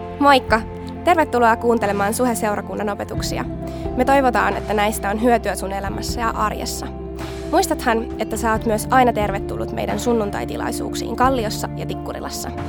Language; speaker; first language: Finnish; native; Finnish